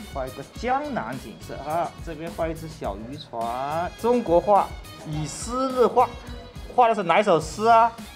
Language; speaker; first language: Chinese; native; Chinese